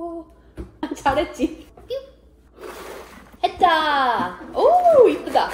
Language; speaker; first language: Korean; non-native, learner; English